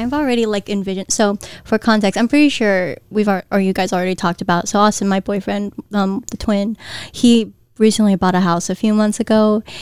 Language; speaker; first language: English; early bilingual, other home language; Filipino